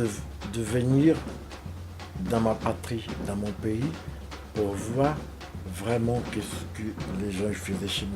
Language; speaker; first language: French; non-native, fluent; Portuguese